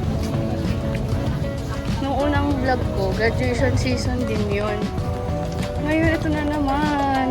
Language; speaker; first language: Filipino; native; Filipino